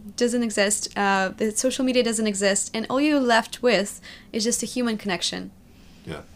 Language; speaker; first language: English; non-native, fluent; Russian